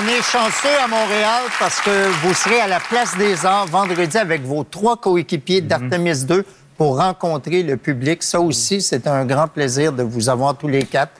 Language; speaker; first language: French; native; French